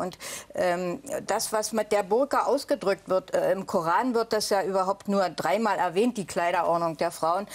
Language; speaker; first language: German; native; German